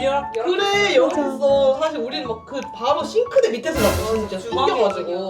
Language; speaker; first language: Korean; native; Korean